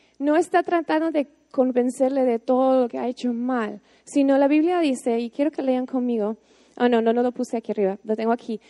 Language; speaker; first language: Spanish; non-native, fluent; English